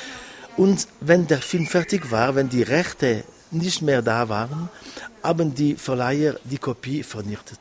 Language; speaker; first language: German; non-native, local second language; French